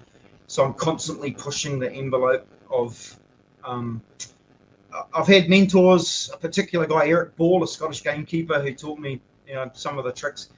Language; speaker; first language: English; native; English